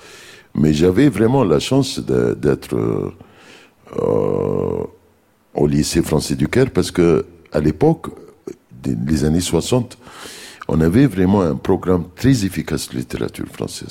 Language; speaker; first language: French; non-native, fluent; Arabic